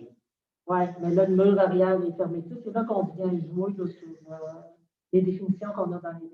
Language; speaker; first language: French; native; French